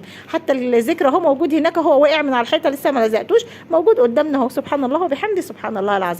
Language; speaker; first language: Arabic; native; Arabic